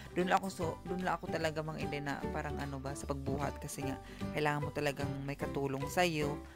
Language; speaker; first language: Filipino; non-native, local second language; Cebuano